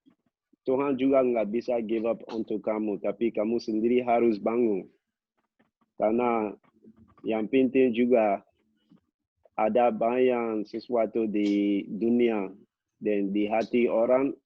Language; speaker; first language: Indonesian; non-native, local second language; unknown